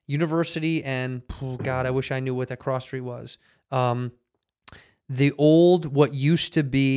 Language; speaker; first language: English; native; English